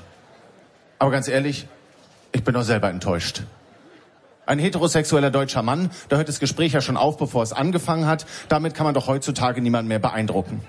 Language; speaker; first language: German; native; German